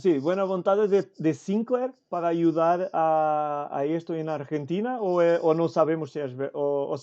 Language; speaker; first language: Spanish; non-native, fluent; Portuguese